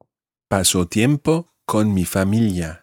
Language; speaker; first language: Spanish; non-native, fluent; English